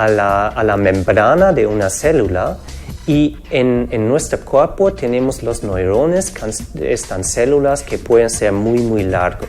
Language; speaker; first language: Spanish; non-native, fluent; German